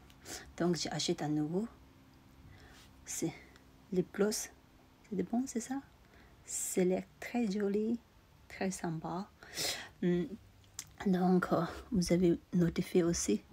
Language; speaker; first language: French; non-native, learner; Tibetan